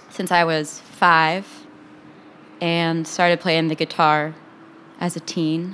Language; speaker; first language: English; native; English